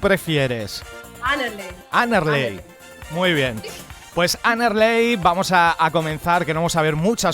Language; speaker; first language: Spanish; native; Spanish